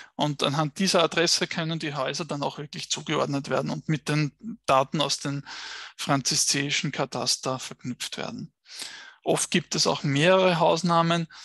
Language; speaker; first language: German; native; German